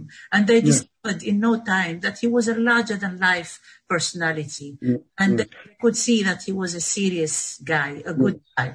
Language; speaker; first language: English; non-native, fluent; Arabic